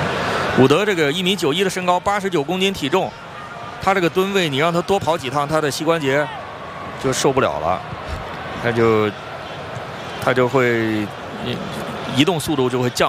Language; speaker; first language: Chinese; native; Chinese